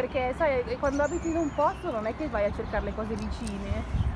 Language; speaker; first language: Italian; native; Italian